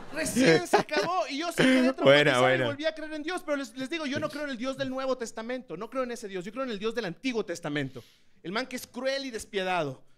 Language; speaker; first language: Spanish; native; Spanish